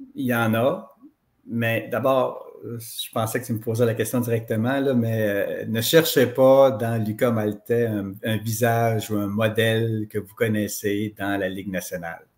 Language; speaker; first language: French; native; French